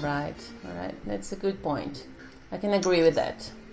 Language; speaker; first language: English; non-native, fluent; Portuguese